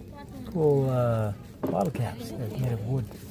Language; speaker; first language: English; native; English